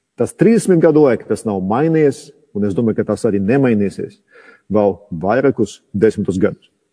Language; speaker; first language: Latvian; non-native, local second language; Russian